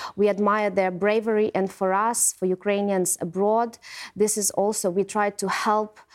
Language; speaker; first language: English; non-native, fluent; Ukrainian